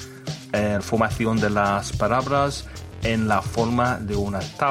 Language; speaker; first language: Spanish; non-native, fluent; English